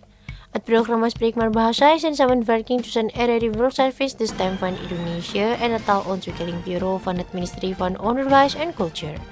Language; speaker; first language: Dutch; non-native, learner; Indonesian